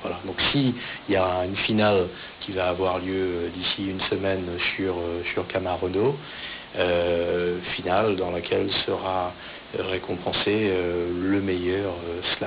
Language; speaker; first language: French; native; French